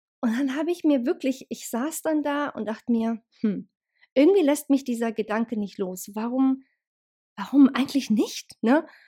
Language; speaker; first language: German; early bilingual, other home language; Bosnian